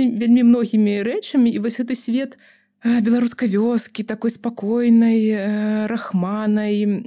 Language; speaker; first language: Belarusian; non-native, local second language; Russian